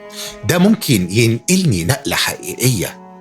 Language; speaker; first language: Arabic; native; Arabic